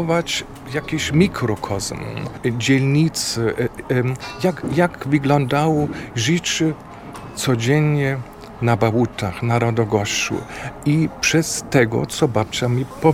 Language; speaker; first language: Polish; non-native, fluent; German